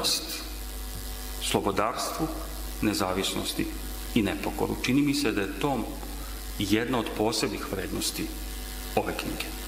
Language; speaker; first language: Serbian; native; Serbian